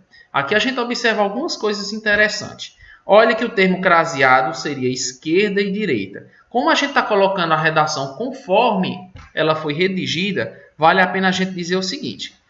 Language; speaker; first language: Portuguese; native; Portuguese